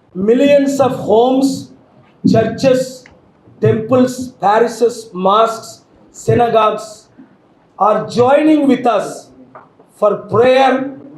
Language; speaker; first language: English; non-native, local second language; Telugu